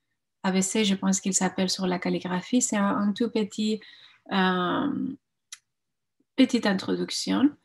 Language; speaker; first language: French; non-native, fluent; Spanish